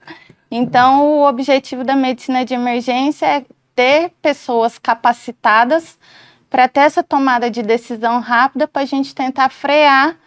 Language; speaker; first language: Portuguese; native; Portuguese